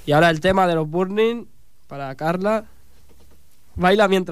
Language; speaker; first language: Spanish; native; Spanish